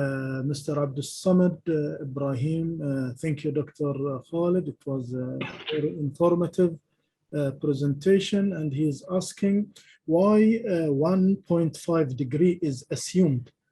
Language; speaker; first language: English; non-native, fluent; Arabic